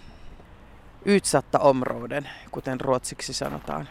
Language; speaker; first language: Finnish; early bilingual, heritage; Finnish